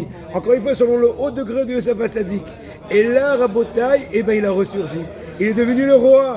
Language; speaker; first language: French; native; French